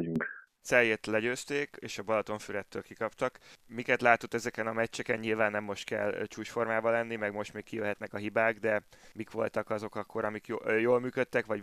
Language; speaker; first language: Hungarian; native; Hungarian